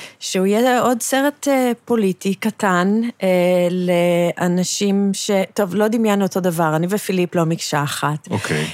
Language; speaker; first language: Hebrew; early bilingual, other home language; English